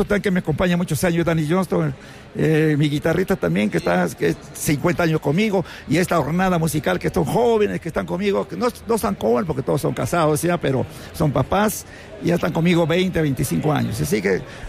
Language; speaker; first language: Spanish; native; Spanish